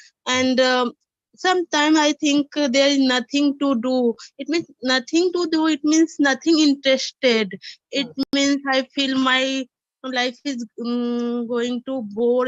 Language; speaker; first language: English; non-native, learner; Hindi